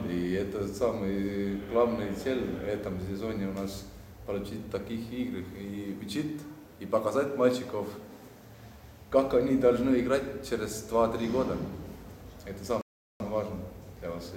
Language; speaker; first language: Russian; non-native, learner; Lithuanian